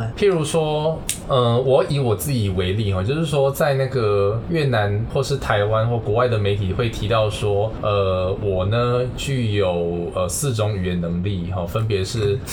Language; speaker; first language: Chinese; native; Chinese